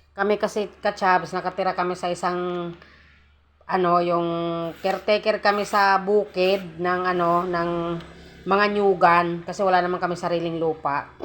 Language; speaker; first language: Filipino; native; Filipino